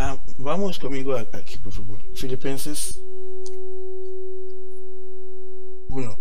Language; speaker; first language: Spanish; non-native, learner; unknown